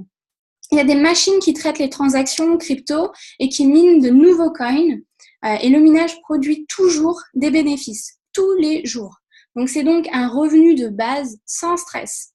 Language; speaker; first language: French; native; French